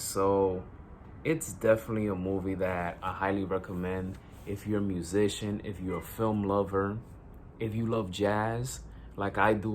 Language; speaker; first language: English; native; English